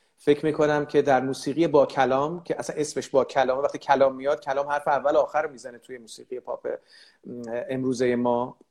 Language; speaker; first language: Persian; native; Persian